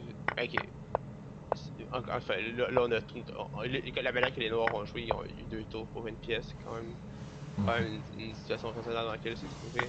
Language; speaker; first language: French; native; French